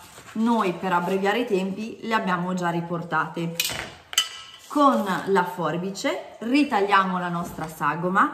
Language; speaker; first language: Italian; native; Italian